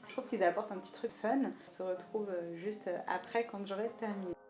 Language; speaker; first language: French; native; French